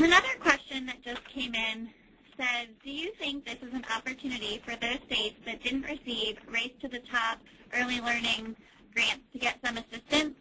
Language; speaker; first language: English; native; English